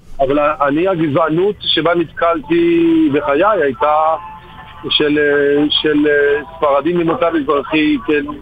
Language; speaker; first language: Hebrew; early bilingual, other home language; Georgian